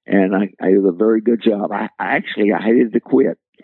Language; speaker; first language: English; native; English